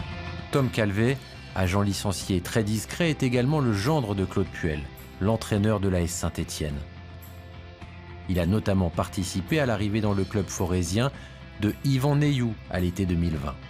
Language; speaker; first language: French; native; French